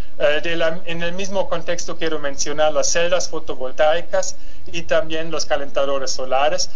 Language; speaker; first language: Spanish; non-native, fluent; German